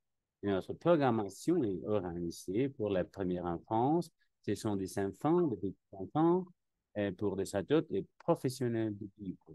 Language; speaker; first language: French; non-native, learner; Spanish